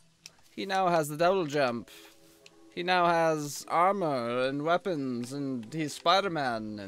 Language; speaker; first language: English; native; English